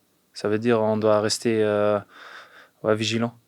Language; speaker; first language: French; non-native, fluent; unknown